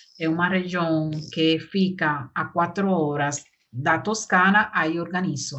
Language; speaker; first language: Portuguese; non-native, learner; Spanish